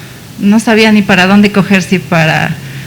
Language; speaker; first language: Spanish; native; Spanish